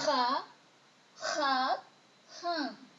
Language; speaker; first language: Dutch; non-native, fluent; Indonesian